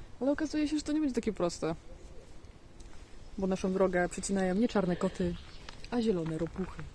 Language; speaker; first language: Polish; native; Polish